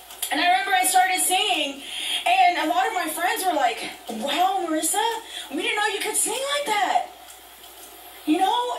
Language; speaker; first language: English; early bilingual, other home language; Spanish